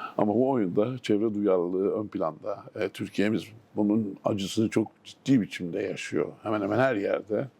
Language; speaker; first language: Turkish; native; Turkish